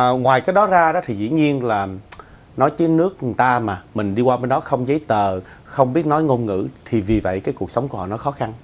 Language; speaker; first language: Vietnamese; early bilingual, other home language; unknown